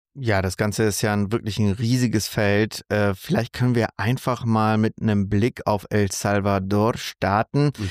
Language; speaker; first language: German; native; German